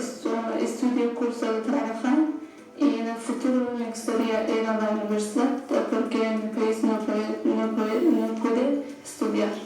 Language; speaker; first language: Spanish; non-native, learner; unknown